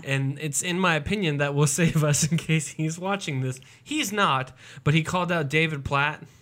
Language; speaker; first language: English; native; English